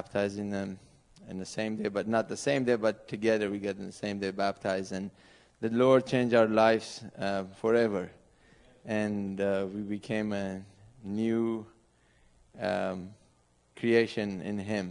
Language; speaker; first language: English; non-native, fluent; Persian